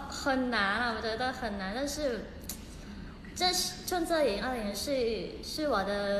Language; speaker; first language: Chinese; non-native, learner; Thai